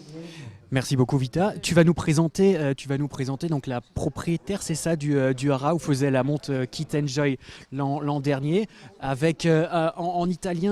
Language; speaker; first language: French; native; French